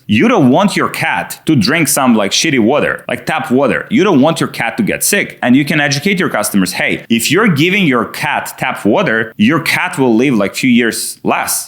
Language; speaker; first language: English; non-native, fluent; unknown